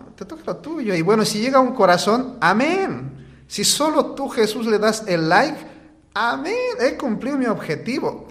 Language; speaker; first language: Spanish; native; Spanish